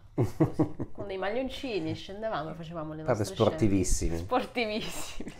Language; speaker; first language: Italian; non-native, fluent; Russian